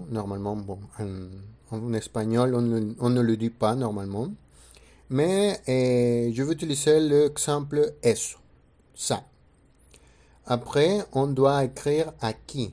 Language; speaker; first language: French; non-native, fluent; Spanish